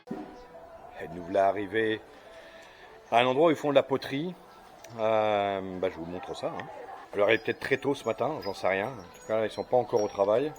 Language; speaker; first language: French; native; French